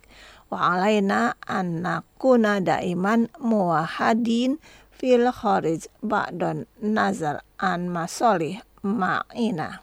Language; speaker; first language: Arabic; non-native, fluent; Indonesian